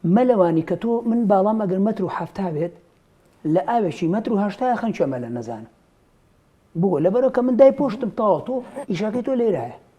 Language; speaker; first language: Central Kurdish; native; Central Kurdish